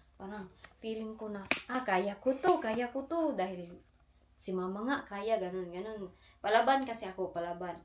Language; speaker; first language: Filipino; non-native, local second language; Cebuano